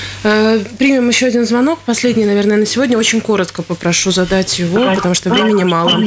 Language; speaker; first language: Russian; native; Russian